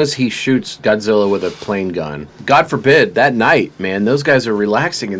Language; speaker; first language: English; native; English